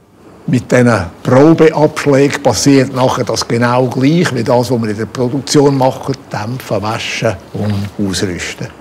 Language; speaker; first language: German; native; German